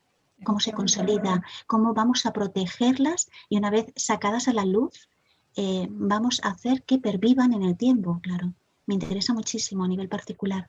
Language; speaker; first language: Spanish; native; Spanish